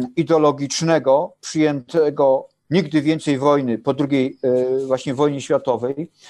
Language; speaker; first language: Polish; non-native, fluent; German